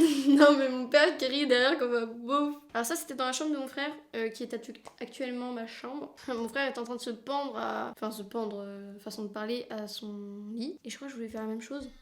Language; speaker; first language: French; native; French